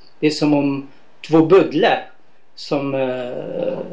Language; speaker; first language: Swedish; non-native, fluent; Arabic